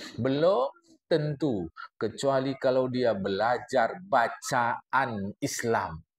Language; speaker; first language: Indonesian; native; Indonesian